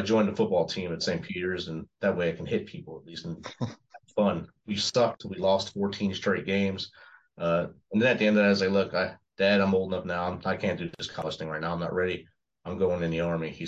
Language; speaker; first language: English; native; English